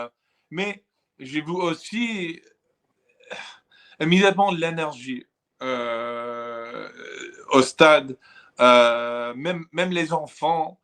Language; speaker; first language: French; non-native, fluent; English